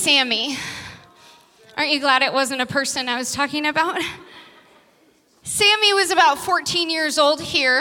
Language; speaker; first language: English; native; English